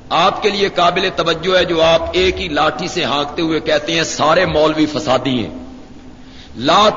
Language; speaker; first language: Urdu; non-native, local second language; Punjabi